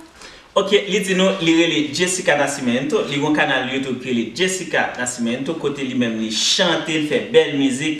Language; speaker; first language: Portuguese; non-native, learner; Haitian Creole